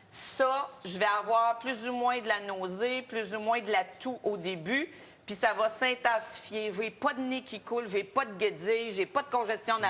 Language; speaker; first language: French; native; French